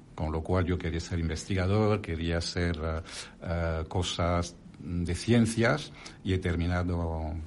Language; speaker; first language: Spanish; non-native, fluent; French